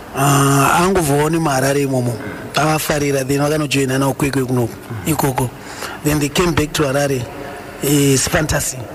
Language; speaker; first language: Shona; early bilingual, other home language; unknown